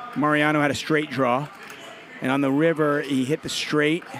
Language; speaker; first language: English; native; English